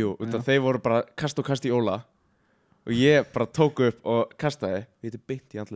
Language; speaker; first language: Icelandic; native; Icelandic